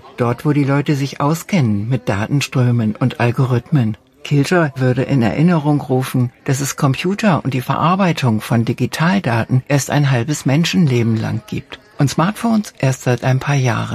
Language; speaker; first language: German; native; German